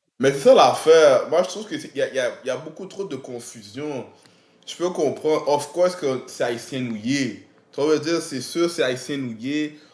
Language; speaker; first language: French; native; French